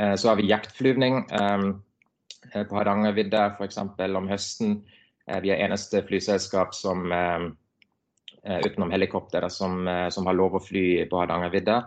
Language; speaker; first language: Norwegian; non-native, fluent; German